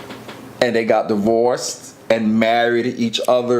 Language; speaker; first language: English; native; English